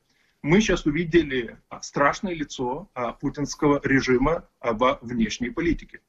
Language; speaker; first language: Russian; non-native, fluent; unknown